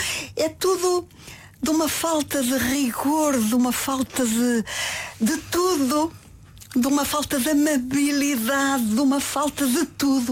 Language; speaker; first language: Portuguese; native; Portuguese